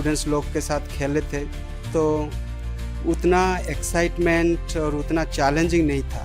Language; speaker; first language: Hindi; non-native, local second language; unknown